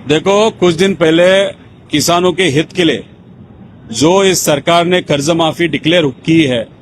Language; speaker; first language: Hindi; non-native, local second language; Marathi